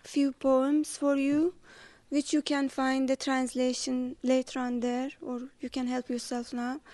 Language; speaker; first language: English; non-native, fluent; Persian